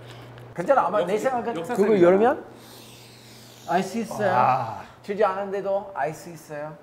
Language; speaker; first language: Korean; non-native, learner; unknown